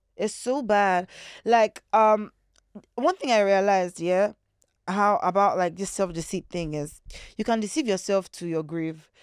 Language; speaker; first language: English; non-native, local second language; Igbo